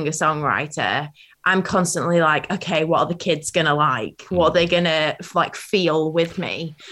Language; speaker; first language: English; native; English